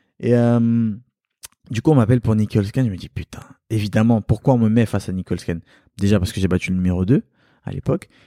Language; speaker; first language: French; early bilingual, other home language; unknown